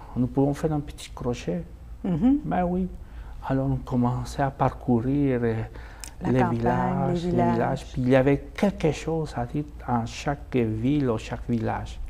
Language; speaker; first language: French; non-native, fluent; Spanish